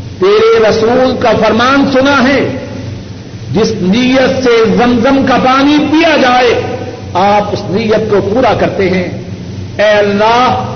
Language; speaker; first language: Urdu; non-native, local second language; Punjabi